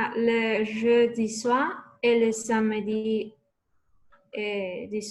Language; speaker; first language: French; non-native, learner; Spanish